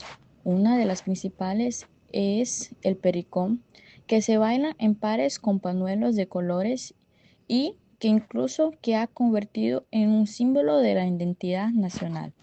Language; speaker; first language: Spanish; non-native, learner; Portuguese